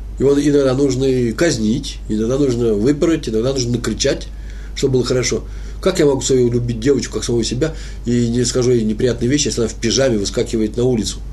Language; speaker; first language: Russian; native; Russian